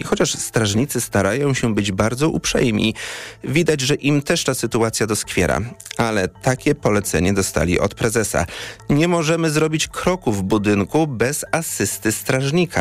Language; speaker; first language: Polish; native; Polish